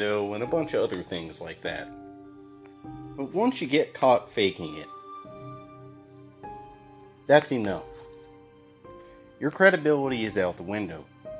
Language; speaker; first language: English; native; English